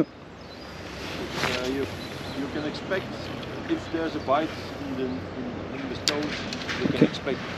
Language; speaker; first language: English; non-native, fluent; Dutch